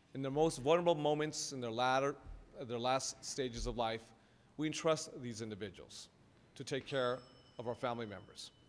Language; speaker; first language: English; early bilingual, other home language; Spanish